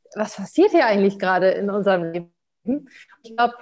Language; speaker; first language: German; early bilingual, other home language; English